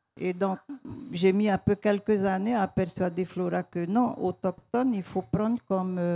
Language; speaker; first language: French; native; French